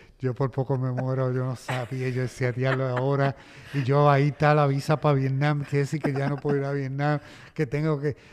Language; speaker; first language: Spanish; native; Spanish